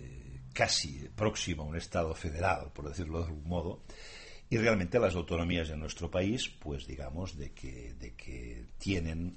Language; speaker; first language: Spanish; native; Spanish